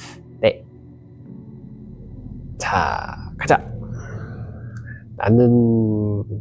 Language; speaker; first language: Korean; non-native, learner; Indonesian